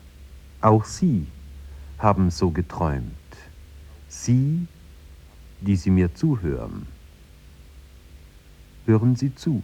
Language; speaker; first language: German; native; German